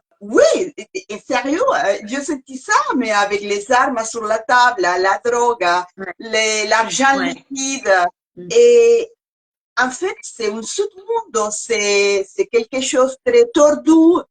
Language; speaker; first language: French; non-native, learner; Spanish